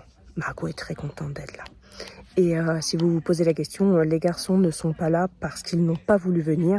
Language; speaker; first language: French; native; French